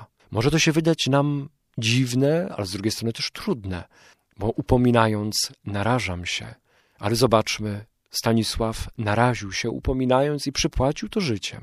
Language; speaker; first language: Polish; native; Polish